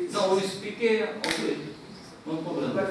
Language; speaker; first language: French; non-native, learner; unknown